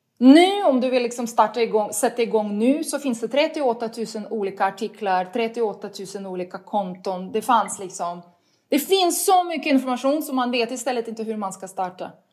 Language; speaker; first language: Swedish; non-native, fluent; Russian